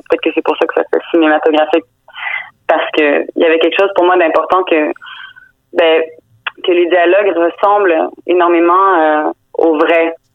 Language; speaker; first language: French; native; French